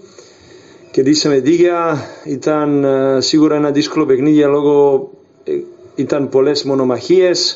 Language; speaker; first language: Greek; non-native, fluent; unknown